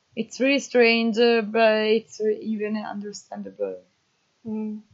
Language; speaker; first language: English; non-native, fluent; Italian